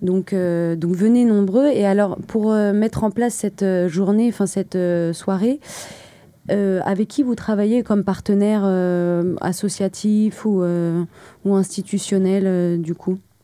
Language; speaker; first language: French; native; French